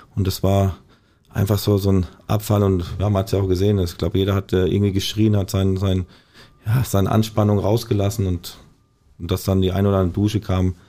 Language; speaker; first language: German; native; German